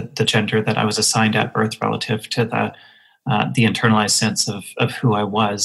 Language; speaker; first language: English; native; English